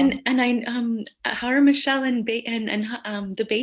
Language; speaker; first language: English; native; English